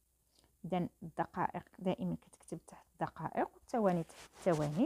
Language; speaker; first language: Arabic; native; Arabic